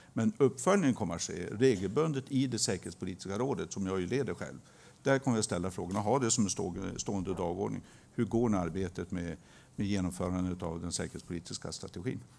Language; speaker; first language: Swedish; native; Swedish